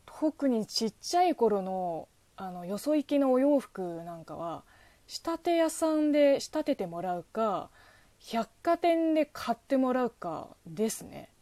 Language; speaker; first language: Japanese; non-native, fluent; Chinese